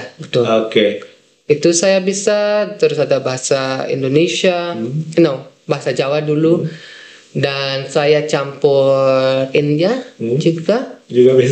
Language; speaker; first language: Indonesian; non-native, fluent; Dutch